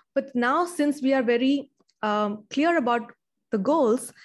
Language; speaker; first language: English; non-native, local second language; Tamil